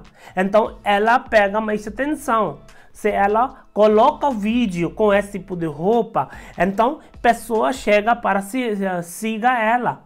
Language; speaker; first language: Portuguese; non-native, learner; Hindi